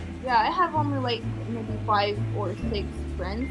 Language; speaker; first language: English; non-native, fluent; Russian